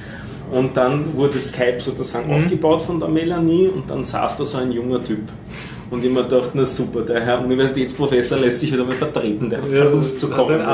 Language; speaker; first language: German; native; German